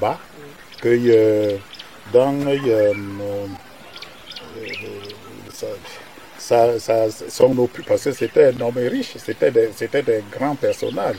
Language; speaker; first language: French; non-native, local second language; Basaa